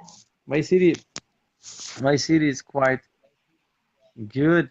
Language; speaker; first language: English; non-native, fluent; Portuguese